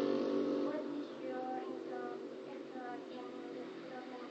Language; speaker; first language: English; non-native, learner; Indonesian